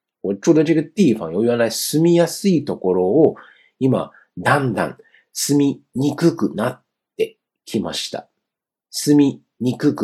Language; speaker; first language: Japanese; non-native, fluent; Chinese